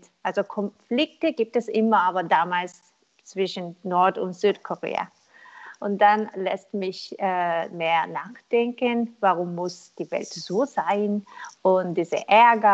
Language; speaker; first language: German; non-native, learner; Korean